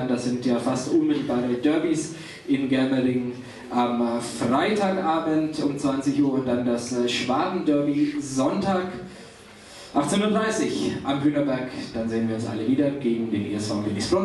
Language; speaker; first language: German; native; German